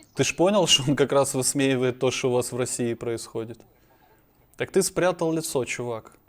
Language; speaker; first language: Russian; native; Russian